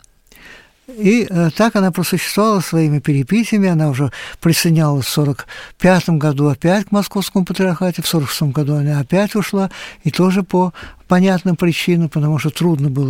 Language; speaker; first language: Russian; native; Russian